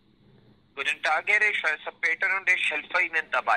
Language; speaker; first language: German; non-native, learner; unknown